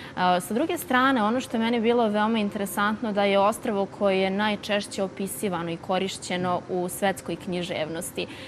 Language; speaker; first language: Serbian; native; Serbian